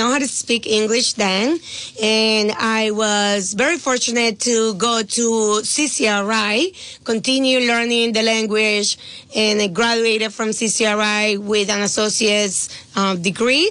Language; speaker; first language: English; non-native, fluent; Spanish